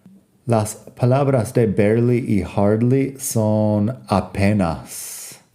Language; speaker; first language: Spanish; non-native, fluent; English